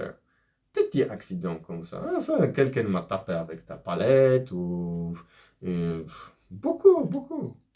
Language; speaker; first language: French; non-native, fluent; Polish